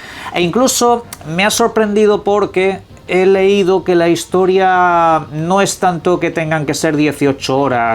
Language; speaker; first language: Spanish; native; Spanish